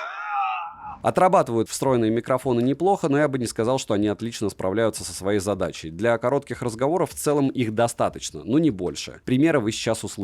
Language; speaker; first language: Russian; native; Russian